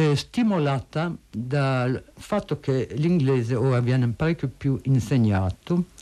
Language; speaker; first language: Italian; early bilingual, heritage; Italian